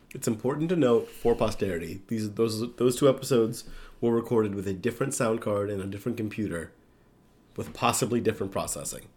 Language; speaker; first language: English; native; English